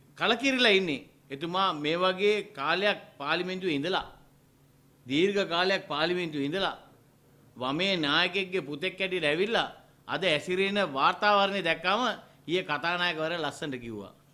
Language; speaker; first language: Sinhala; non-native, local second language; Tamil